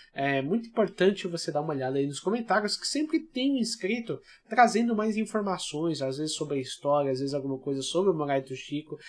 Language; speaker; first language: Portuguese; native; Portuguese